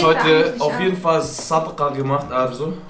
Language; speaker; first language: German; native; German